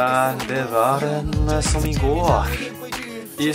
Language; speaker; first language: Norwegian; non-native, fluent; Japanese